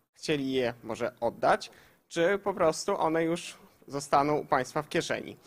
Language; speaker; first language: Polish; native; Polish